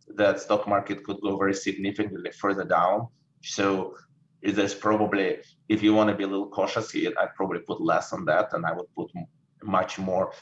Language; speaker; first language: English; non-native, fluent; Russian